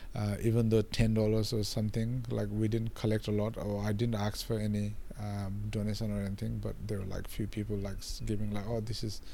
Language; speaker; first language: English; non-native, local second language; Nepali